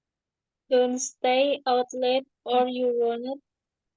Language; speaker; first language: English; non-native, learner; Indonesian